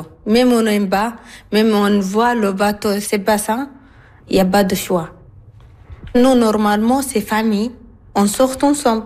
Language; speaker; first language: French; non-native, learner; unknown